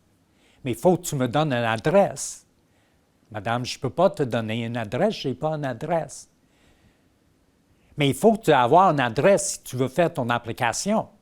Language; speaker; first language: French; non-native, local second language; English